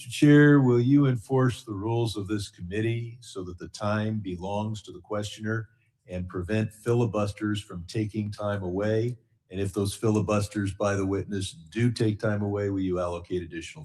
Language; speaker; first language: English; native; English